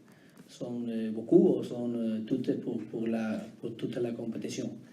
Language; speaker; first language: French; non-native, learner; Spanish